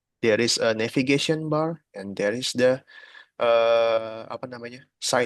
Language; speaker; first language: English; non-native, learner; Indonesian